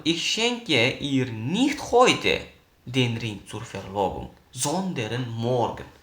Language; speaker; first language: German; non-native, fluent; Uzbek